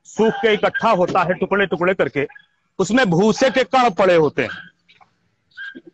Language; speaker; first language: Hindi; native; Hindi